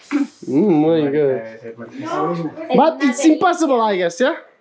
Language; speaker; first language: English; non-native, learner; Turkish